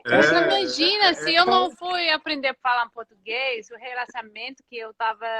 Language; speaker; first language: Portuguese; non-native, fluent; English